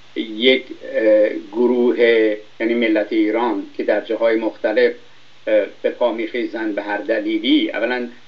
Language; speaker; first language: Persian; native; Persian